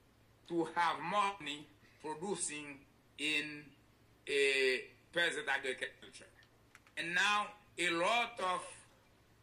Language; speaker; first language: English; non-native, learner; Haitian Creole